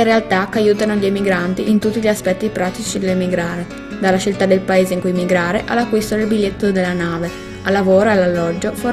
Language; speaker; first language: Italian; native; Italian